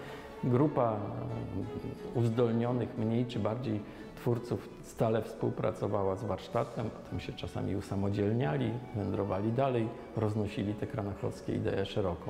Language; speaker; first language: Polish; native; Polish